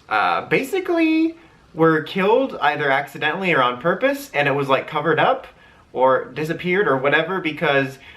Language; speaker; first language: English; native; English